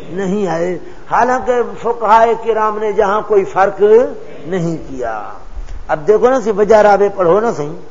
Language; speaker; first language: Urdu; non-native, local second language; Saraiki